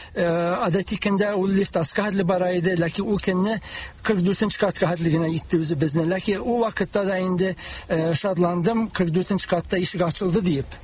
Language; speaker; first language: Tatar; early bilingual, heritage; Tatar